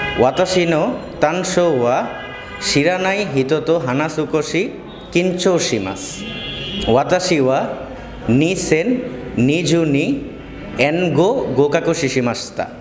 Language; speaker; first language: Japanese; non-native, learner; Bangla